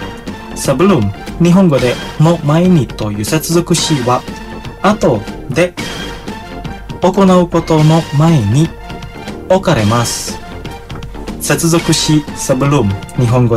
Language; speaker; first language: Japanese; non-native, fluent; Indonesian